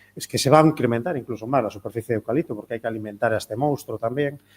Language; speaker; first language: Spanish; non-native, local second language; Galician